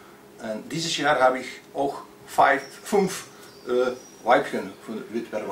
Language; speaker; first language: German; non-native, learner; Dutch